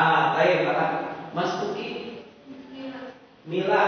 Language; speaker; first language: Arabic; non-native, fluent; Indonesian